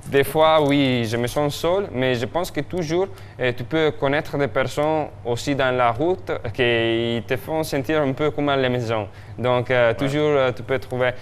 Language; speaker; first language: French; non-native, fluent; Italian